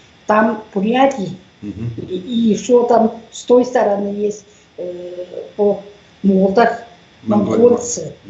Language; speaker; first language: Russian; non-native, local second language; Tuvinian